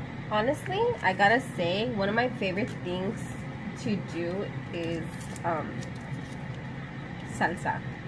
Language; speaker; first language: English; early bilingual, other home language; Spanish